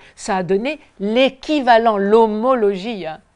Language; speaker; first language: French; native; French